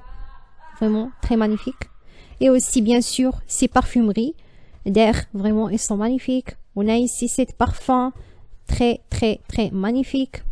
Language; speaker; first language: French; non-native, learner; Arabic